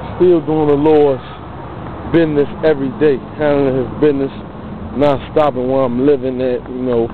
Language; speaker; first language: English; native; English